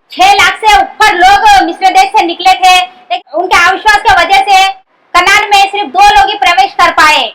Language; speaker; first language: Hindi; non-native, local second language; Marathi